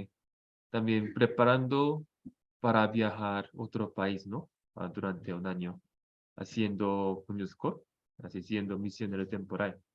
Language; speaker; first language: Spanish; non-native, fluent; Korean